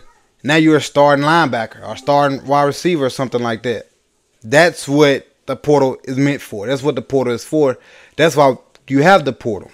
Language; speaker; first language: English; native; English